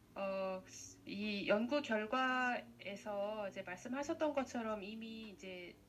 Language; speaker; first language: Korean; native; Korean